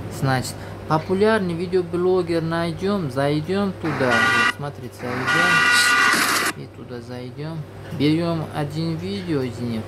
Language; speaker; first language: Russian; non-native, local second language; Uzbek